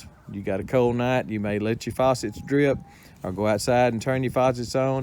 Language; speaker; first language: English; native; English